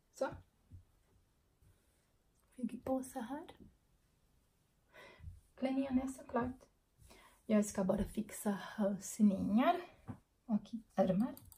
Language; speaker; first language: Swedish; non-native, learner; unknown